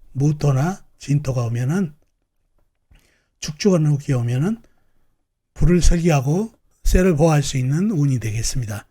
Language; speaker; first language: Korean; native; Korean